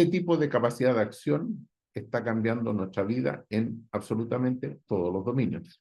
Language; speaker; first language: Spanish; native; Spanish